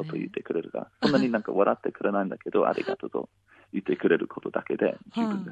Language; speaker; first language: Japanese; non-native, fluent; English